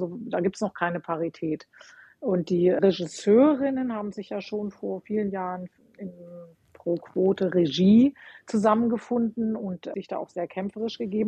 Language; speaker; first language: German; native; German